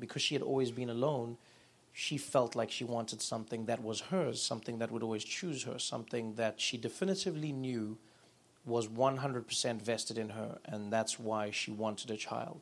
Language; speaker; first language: English; native; English